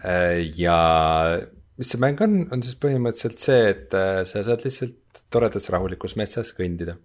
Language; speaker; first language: Estonian; native; Estonian